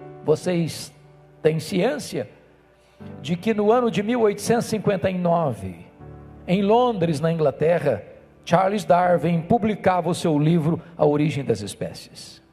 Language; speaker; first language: Portuguese; native; Portuguese